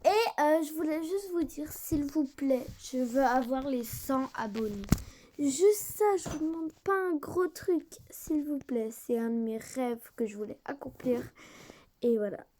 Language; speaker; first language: French; native; French